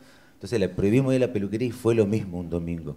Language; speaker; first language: Spanish; native; Spanish